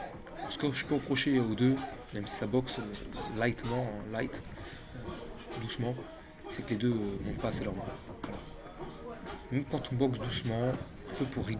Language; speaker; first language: French; native; French